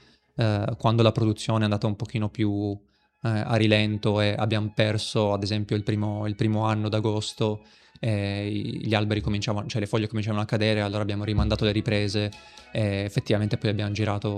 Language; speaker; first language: Italian; native; Italian